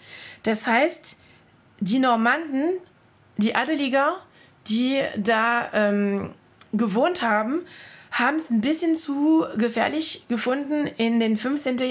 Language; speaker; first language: German; non-native, fluent; French